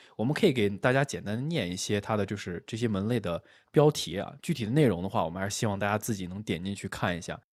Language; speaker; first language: Chinese; native; Chinese